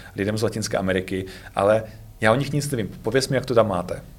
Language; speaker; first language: Czech; non-native, fluent; Russian